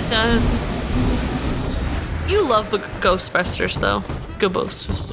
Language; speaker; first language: English; native; English